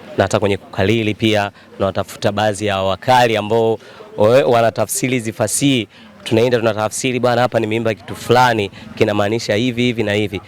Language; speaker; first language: Swahili; native; Swahili